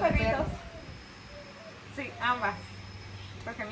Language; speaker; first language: Spanish; native; Spanish